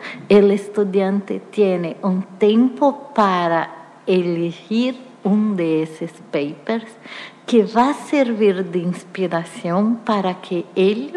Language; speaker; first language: Spanish; non-native, fluent; Portuguese